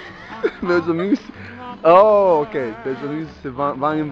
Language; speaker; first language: Portuguese; non-native, learner; English